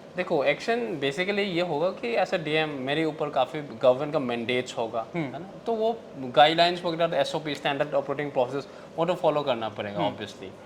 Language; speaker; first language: Hindi; non-native, local second language; Manipuri